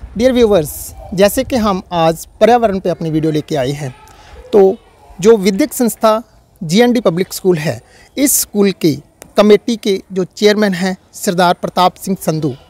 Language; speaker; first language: Hindi; non-native, local second language; Punjabi